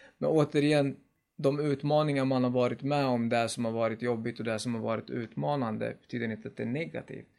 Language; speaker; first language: Swedish; early bilingual, other home language; Kurdish